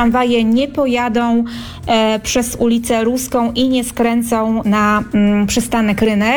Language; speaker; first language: Polish; native; Polish